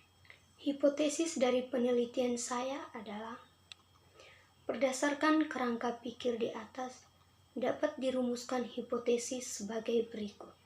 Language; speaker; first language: Indonesian; non-native, local second language; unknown